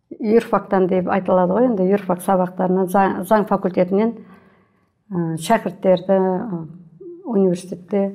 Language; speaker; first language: Kazakh; native; Kazakh